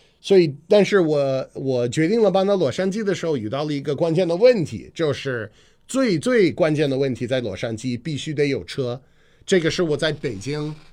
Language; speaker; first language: Chinese; non-native, fluent; English